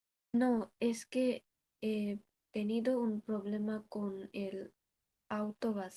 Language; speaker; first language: Spanish; non-native, learner; Bangla